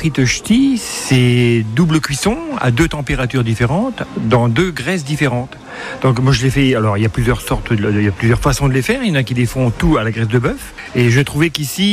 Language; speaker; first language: French; native; French